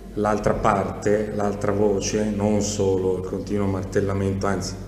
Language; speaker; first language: Italian; native; Italian